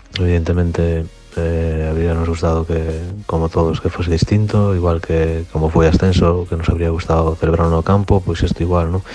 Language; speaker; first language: Galician; non-native, local second language; Spanish